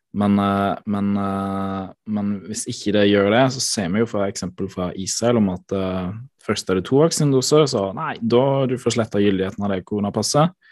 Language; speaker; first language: Norwegian; native; Norwegian